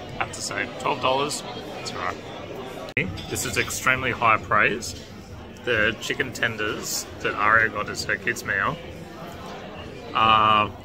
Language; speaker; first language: English; native; English